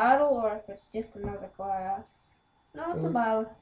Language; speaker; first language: English; native; English